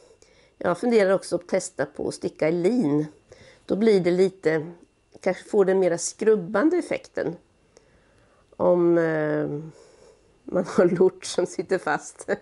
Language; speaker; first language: Swedish; native; Swedish